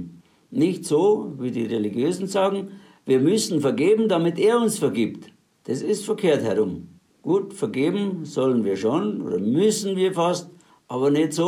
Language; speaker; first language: German; native; German